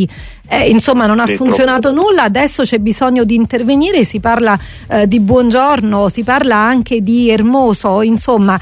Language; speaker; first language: Italian; native; Italian